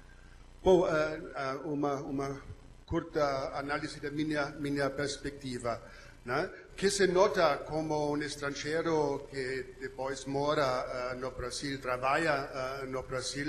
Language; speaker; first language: Portuguese; non-native, fluent; German